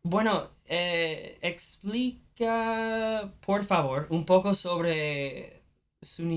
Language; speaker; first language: Spanish; non-native, fluent; English